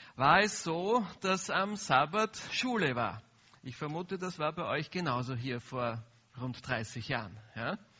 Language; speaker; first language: German; native; German